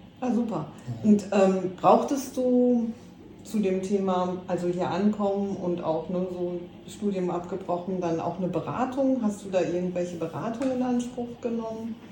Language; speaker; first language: German; native; German